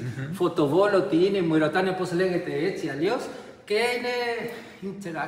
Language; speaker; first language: Greek; early bilingual, heritage; Spanish